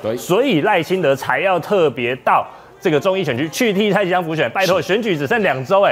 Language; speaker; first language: Chinese; native; Chinese